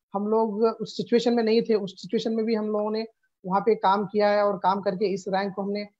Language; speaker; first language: Hindi; non-native, local second language; Urdu